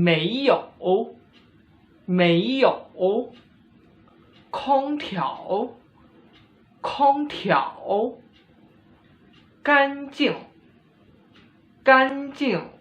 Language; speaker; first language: Chinese; non-native, fluent; Indonesian